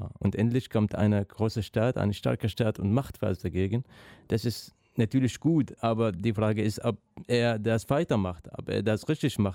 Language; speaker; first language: German; non-native, learner; Arabic